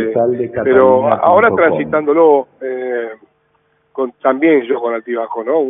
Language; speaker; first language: Spanish; native; Spanish